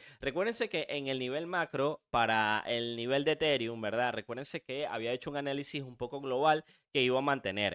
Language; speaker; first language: Spanish; native; Spanish